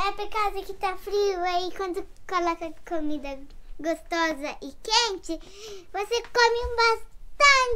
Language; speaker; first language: Portuguese; early bilingual, heritage; Portuguese